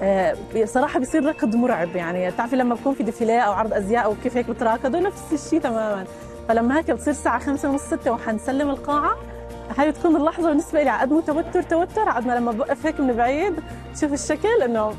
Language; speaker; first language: Arabic; native; Arabic